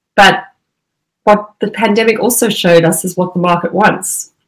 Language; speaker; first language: English; native; English